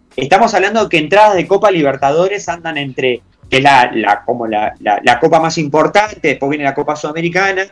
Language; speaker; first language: Spanish; native; Spanish